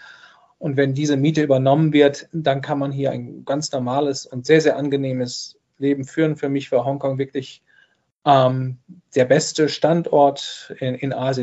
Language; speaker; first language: German; native; German